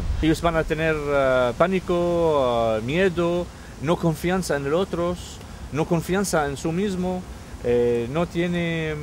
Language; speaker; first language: Spanish; non-native, fluent; Arabic